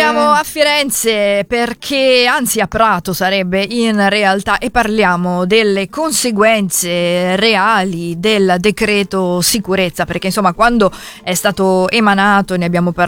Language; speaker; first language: Italian; native; Italian